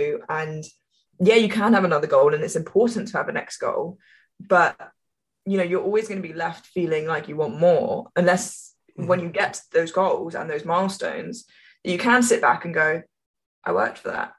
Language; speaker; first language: English; native; English